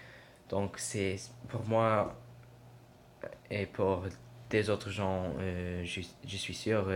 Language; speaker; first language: French; non-native, learner; English